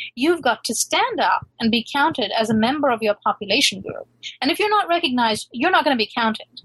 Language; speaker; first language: English; non-native, local second language; Urdu